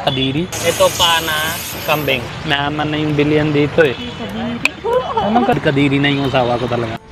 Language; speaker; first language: Filipino; non-native, learner; Punjabi